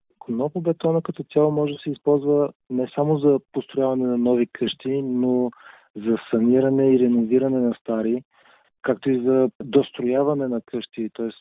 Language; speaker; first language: Bulgarian; native; Bulgarian